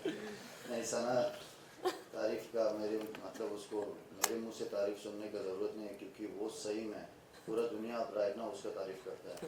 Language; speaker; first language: Hindi; non-native, fluent; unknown